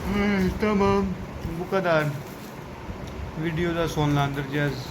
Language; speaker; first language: Turkish; non-native, learner; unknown